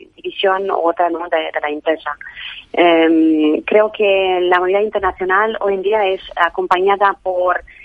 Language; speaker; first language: Spanish; non-native, fluent; Romanian